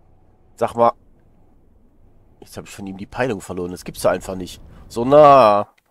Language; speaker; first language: German; native; German